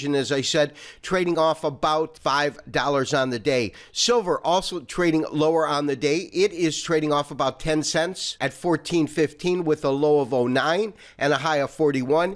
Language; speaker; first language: English; native; English